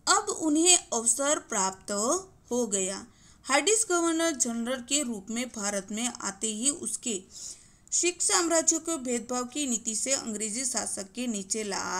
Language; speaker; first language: Hindi; non-native, local second language; Gujarati